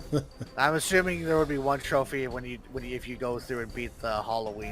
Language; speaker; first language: English; native; English